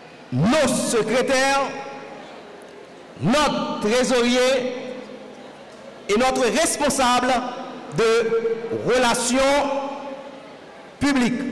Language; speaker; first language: French; non-native, local second language; Haitian Creole